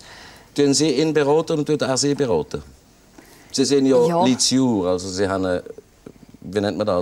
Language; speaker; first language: German; native; German